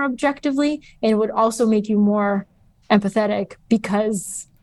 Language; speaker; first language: English; early bilingual, other home language; Bulgarian